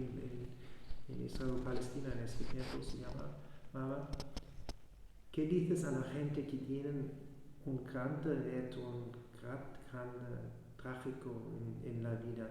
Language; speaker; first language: Spanish; non-native, fluent; German